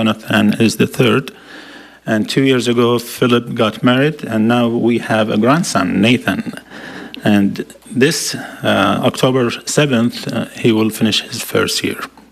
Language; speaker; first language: English; non-native, fluent; Aramaic